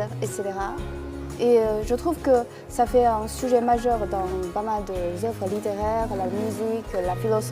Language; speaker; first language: French; non-native, fluent; Chinese